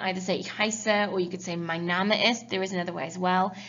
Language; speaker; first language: German; non-native, fluent; English